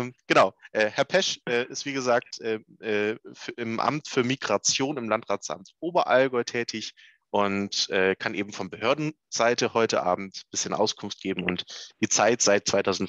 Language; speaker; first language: German; native; German